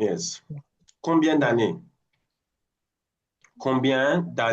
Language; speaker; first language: French; non-native, fluent; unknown